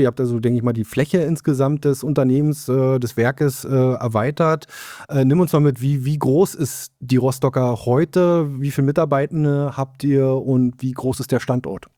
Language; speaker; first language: German; native; German